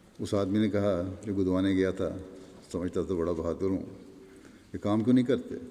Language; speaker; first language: Urdu; non-native, local second language; Punjabi